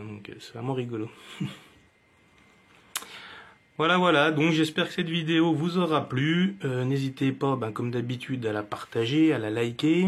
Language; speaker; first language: French; native; French